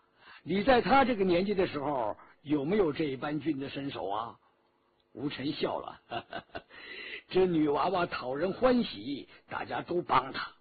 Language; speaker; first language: Chinese; native; Chinese